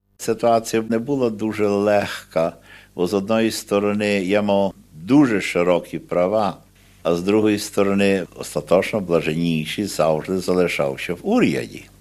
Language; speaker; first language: Ukrainian; early bilingual, heritage; Ukrainian